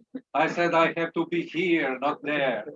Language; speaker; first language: English; non-native, learner; Serbian